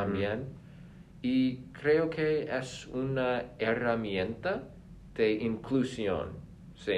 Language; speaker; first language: Spanish; non-native, fluent; English